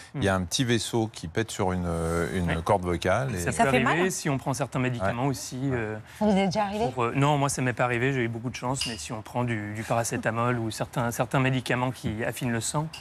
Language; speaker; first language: French; native; French